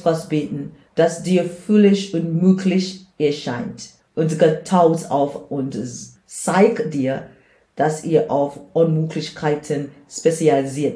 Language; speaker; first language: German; non-native, learner; English